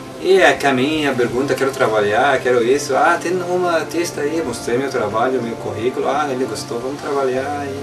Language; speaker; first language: Portuguese; non-native, learner; Arabic